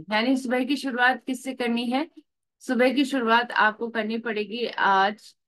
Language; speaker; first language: Hindi; native; Hindi